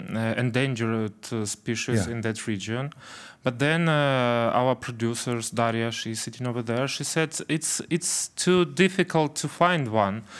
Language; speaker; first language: English; non-native, fluent; Ukrainian